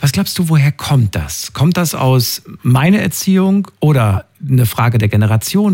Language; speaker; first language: German; native; German